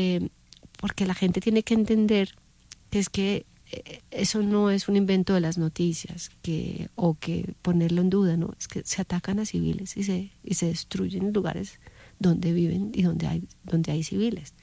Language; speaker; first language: Spanish; native; Spanish